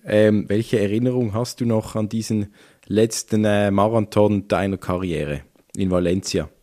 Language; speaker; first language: German; native; German